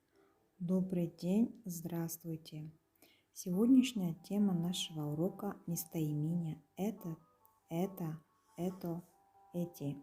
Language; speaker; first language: Russian; non-native, local second language; Kazakh